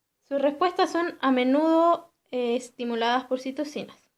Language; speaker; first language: Spanish; native; Spanish